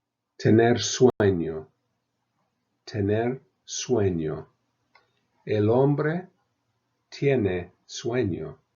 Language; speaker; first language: Spanish; non-native, fluent; English